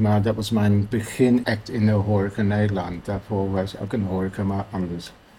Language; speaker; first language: Dutch; non-native, fluent; English